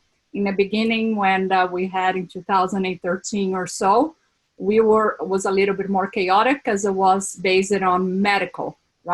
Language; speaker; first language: English; non-native, fluent; Portuguese